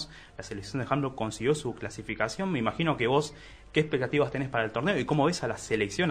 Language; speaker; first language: Spanish; native; Spanish